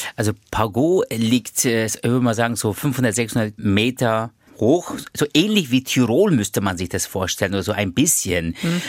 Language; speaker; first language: German; early bilingual, other home language; Turkish